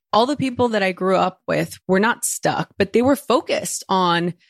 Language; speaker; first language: English; early bilingual, other home language; Spanish